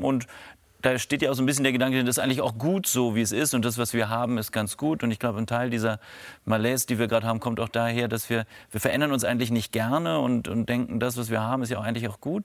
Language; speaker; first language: German; native; German